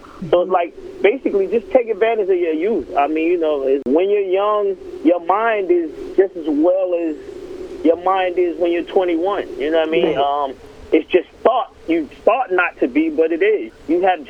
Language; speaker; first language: English; native; English